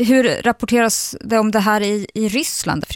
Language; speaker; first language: Swedish; native; Swedish